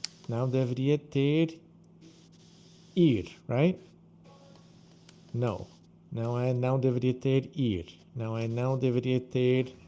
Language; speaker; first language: Portuguese; non-native, fluent; English